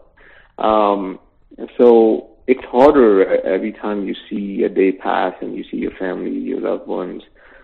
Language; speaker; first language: English; native; English